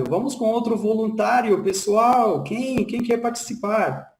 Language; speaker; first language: Portuguese; non-native, fluent; Spanish